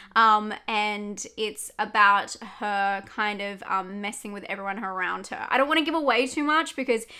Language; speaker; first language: English; native; English